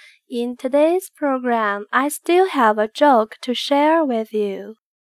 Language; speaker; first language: English; non-native, fluent; Chinese